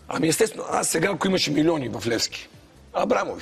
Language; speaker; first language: Bulgarian; native; Bulgarian